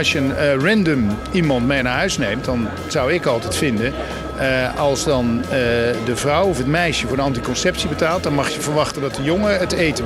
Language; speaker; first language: Dutch; native; Dutch